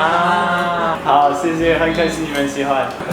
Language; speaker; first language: Chinese; non-native, fluent; French